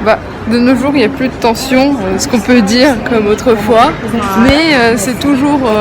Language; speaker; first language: French; non-native, fluent; Portuguese